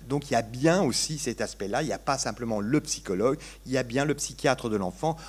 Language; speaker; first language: French; native; French